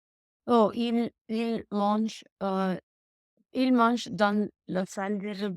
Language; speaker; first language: French; non-native, learner; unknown